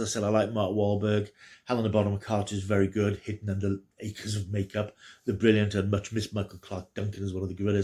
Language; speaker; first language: English; native; English